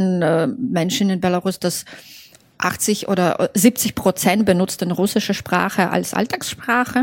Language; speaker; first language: German; non-native, fluent; Russian